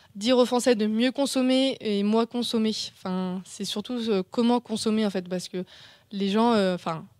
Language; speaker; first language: French; native; French